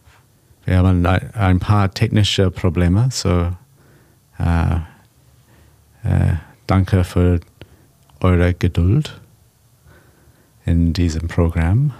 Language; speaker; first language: German; non-native, learner; English